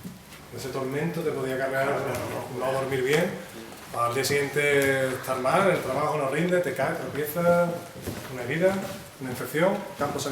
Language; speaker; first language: Spanish; native; Spanish